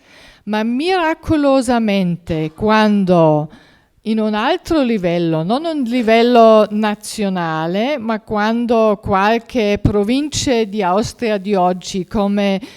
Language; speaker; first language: Italian; non-native, fluent; German